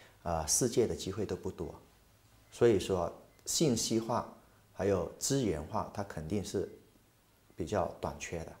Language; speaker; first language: Chinese; native; Chinese